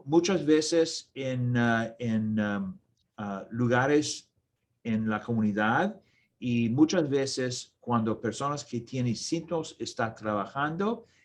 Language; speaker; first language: Spanish; non-native, learner; English